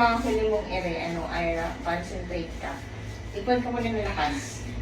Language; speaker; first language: Filipino; native; Filipino